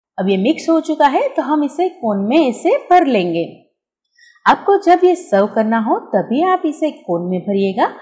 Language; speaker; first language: Hindi; non-native, local second language; Gujarati